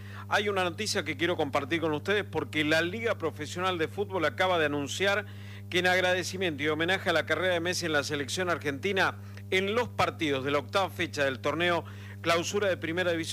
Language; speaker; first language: Spanish; native; Spanish